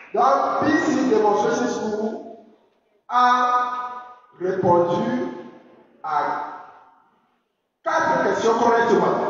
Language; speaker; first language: French; non-native, fluent; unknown